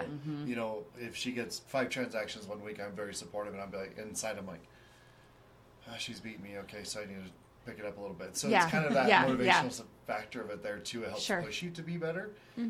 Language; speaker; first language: English; native; English